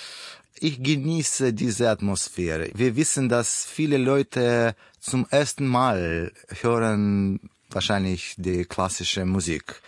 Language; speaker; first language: German; non-native, learner; Russian